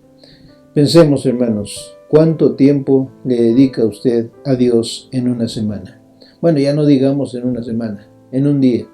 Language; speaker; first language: Spanish; native; Spanish